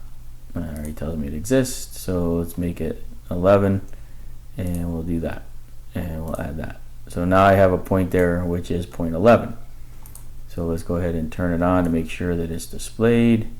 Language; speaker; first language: English; native; English